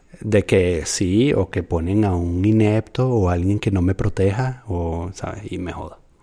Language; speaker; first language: Spanish; native; Spanish